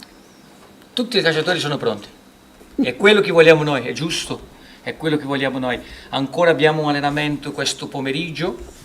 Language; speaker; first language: Italian; non-native, fluent; Portuguese